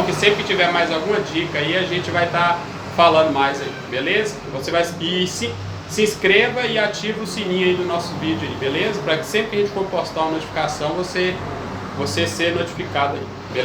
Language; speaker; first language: Portuguese; native; Portuguese